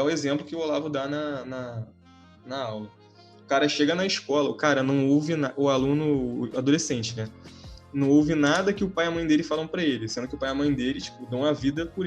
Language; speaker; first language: Portuguese; native; Portuguese